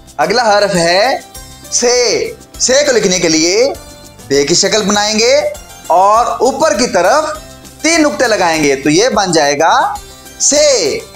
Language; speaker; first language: Urdu; native; Urdu